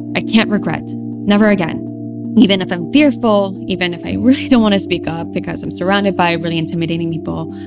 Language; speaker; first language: English; non-native, fluent; French